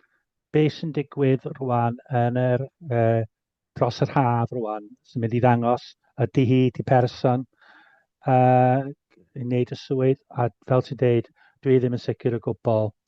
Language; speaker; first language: Welsh; native; Welsh